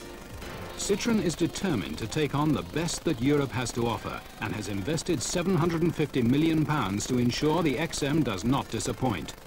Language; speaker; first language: English; native; English